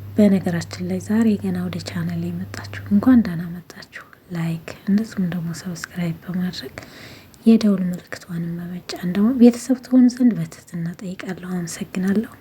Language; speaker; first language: Amharic; native; Amharic